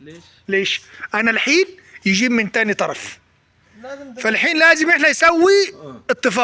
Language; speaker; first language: Arabic; native; Arabic